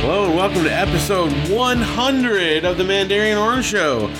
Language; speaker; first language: English; native; English